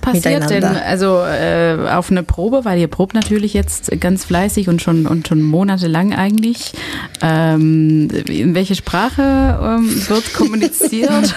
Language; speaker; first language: German; non-native, fluent; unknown